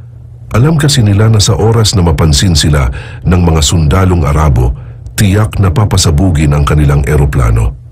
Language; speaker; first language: Filipino; native; Filipino